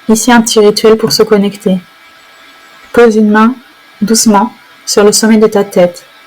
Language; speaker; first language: French; native; French